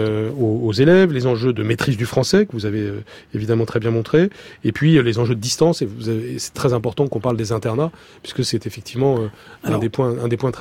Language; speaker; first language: French; native; French